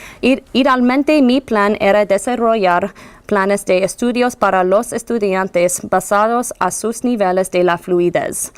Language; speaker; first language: Spanish; non-native, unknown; English